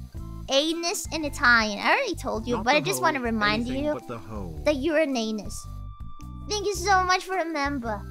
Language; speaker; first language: English; non-native, fluent; Italian